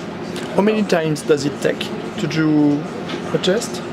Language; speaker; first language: English; non-native, learner; French